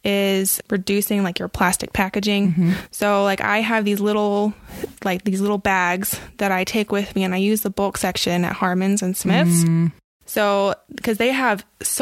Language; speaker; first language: English; native; English